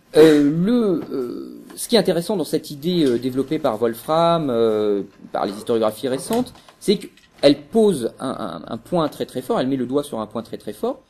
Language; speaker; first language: French; native; French